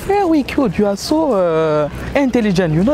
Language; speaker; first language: English; non-native, learner; French